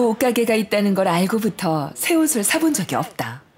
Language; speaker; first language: Korean; native; Korean